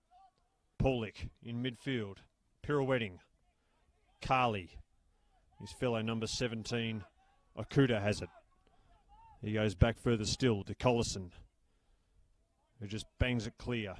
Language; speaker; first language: English; native; English